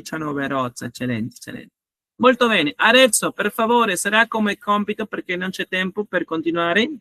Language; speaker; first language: Italian; non-native, learner; Spanish